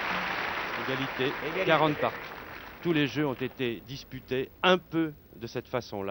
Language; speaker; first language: French; native; French